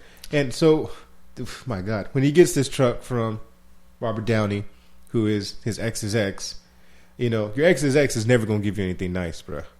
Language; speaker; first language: English; native; English